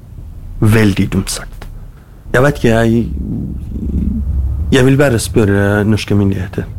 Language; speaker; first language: Norwegian; non-native, learner; Kurdish